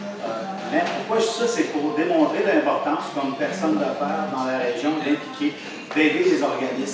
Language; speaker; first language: French; native; French